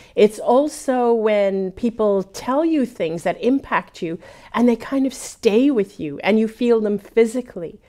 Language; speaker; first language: English; early bilingual, other home language; Hindi